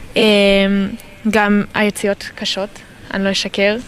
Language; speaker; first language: Hebrew; non-native, fluent; Azerbaijani